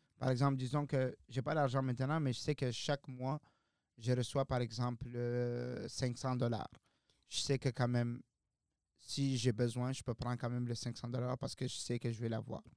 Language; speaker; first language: French; non-native, local second language; Arabic